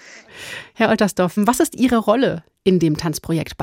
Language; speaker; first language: German; native; German